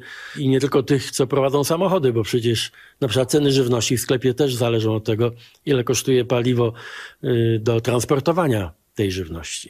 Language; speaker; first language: Polish; native; Polish